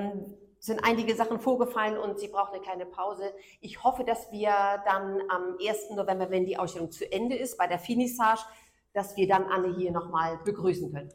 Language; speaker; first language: German; native; German